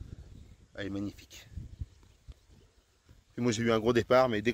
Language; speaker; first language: French; native; French